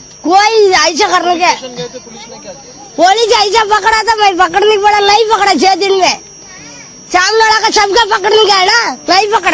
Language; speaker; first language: Hindi; non-native, local second language; Tamil